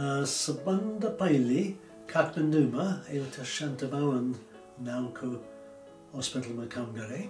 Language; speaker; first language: Nepali; non-native, fluent; English